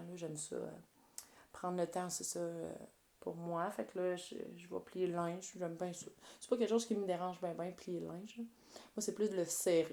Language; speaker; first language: French; native; French